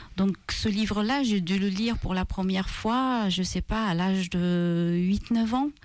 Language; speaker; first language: French; non-native, fluent; Maltese